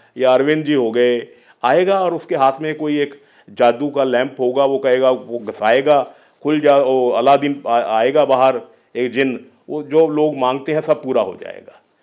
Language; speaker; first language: Hindi; non-native, local second language; Punjabi